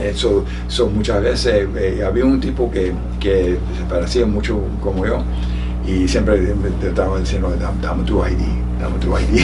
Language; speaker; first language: Spanish; early bilingual, heritage; Spanish